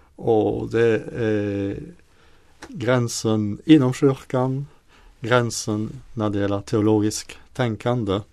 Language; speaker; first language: Swedish; non-native, fluent; French